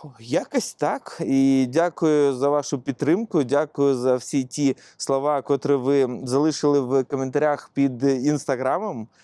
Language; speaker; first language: Ukrainian; non-native, local second language; Russian